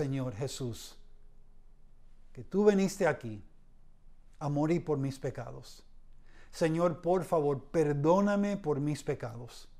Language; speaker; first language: Spanish; early bilingual, heritage; Spanish